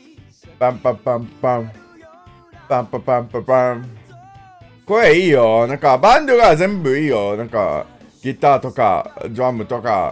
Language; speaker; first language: Japanese; non-native, learner; English